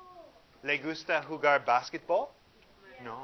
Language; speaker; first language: Spanish; non-native, fluent; English